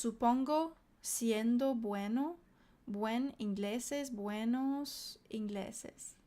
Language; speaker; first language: Spanish; non-native, learner; English